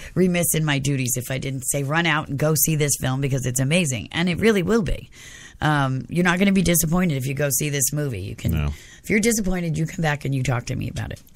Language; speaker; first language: English; native; English